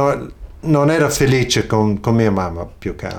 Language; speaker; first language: Italian; early bilingual, other home language; Friulian